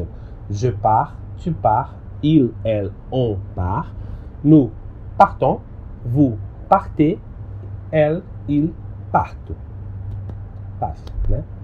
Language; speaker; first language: French; non-native, learner; Portuguese